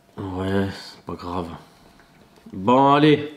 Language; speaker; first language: French; native; French